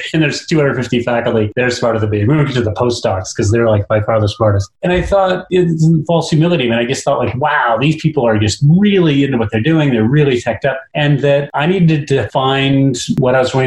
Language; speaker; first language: English; native; English